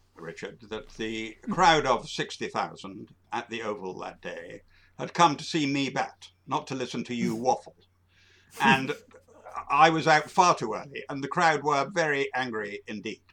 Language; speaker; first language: English; native; English